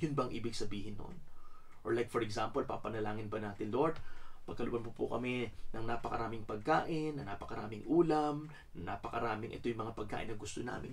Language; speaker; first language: Filipino; native; Filipino